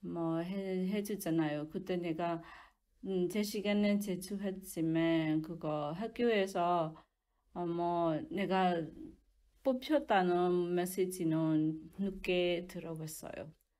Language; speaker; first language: Korean; non-native, learner; Burmese